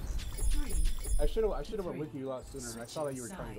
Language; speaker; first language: English; native; English